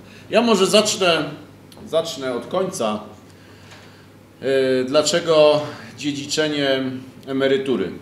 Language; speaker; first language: Polish; native; Polish